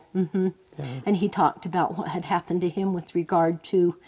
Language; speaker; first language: English; native; English